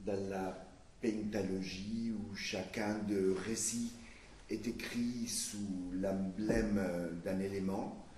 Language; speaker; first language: French; non-native, fluent; Spanish